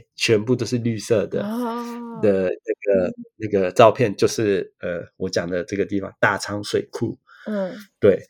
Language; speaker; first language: Chinese; native; Chinese